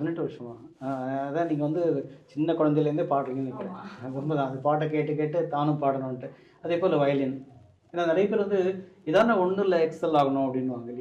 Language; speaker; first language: Tamil; native; Tamil